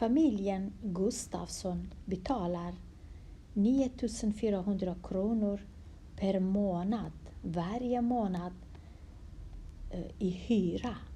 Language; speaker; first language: Swedish; non-native, fluent; Kurdish